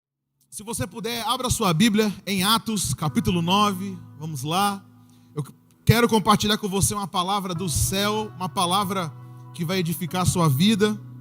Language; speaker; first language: Portuguese; native; Portuguese